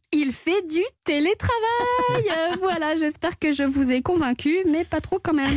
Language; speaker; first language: French; native; French